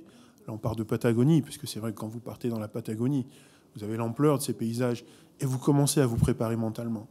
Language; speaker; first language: French; native; French